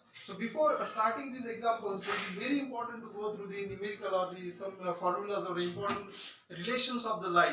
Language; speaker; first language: English; non-native, local second language; Marathi